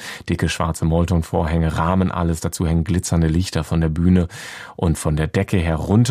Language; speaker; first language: German; native; German